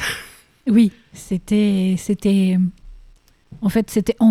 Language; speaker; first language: French; native; French